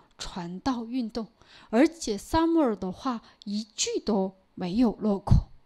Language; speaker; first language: Chinese; non-native, local second language; Korean